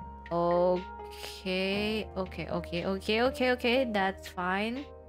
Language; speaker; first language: English; non-native, fluent; Indonesian